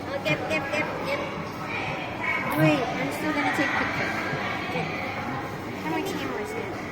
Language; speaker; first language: English; non-native, local second language; Filipino